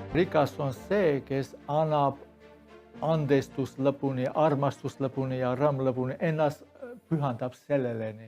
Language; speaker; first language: Estonian; non-native, fluent; Armenian